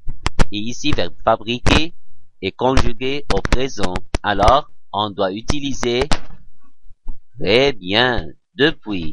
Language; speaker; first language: French; non-native, fluent; Arabic